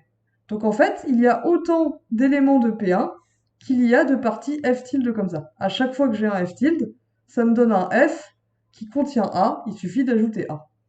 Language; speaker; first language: French; native; French